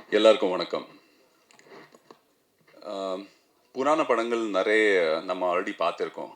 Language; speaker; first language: Tamil; non-native, fluent; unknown